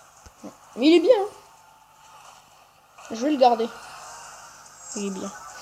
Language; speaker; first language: French; native; French